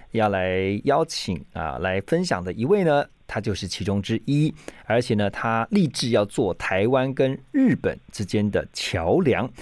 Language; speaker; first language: Chinese; native; Chinese